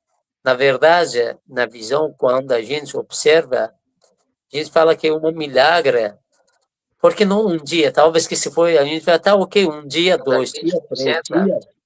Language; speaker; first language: Portuguese; non-native, fluent; Persian